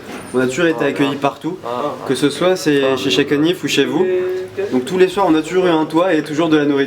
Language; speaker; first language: French; non-native, local second language; Gujarati